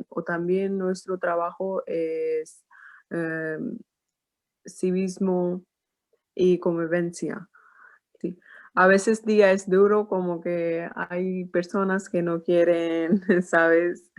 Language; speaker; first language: Spanish; non-native, learner; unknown